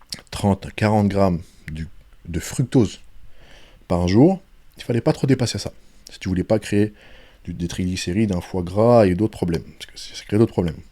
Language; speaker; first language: French; native; French